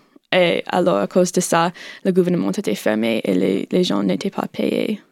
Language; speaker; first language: French; non-native, learner; English